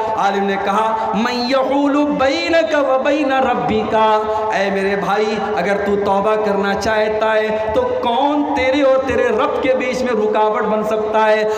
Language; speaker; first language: Urdu; native; Urdu